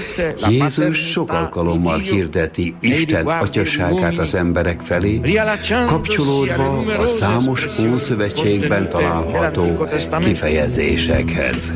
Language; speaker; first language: Hungarian; native; Hungarian